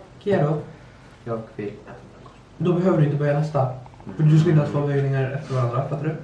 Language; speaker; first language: Swedish; early bilingual, other home language; Thai